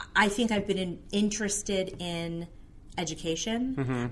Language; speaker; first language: English; native; English